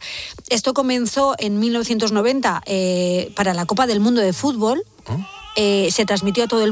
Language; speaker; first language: Spanish; native; Spanish